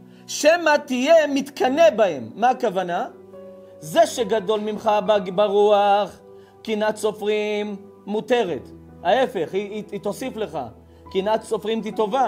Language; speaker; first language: Hebrew; native; Hebrew